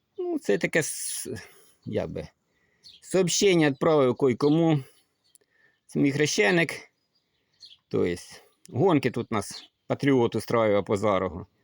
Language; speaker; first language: Ukrainian; non-native, local second language; Russian